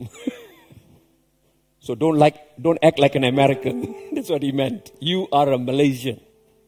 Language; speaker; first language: English; non-native, local second language; Tamil